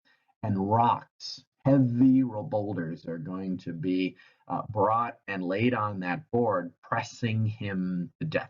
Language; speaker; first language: English; native; English